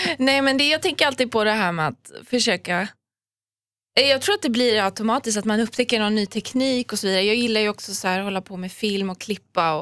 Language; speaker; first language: Swedish; early bilingual, other home language; Persian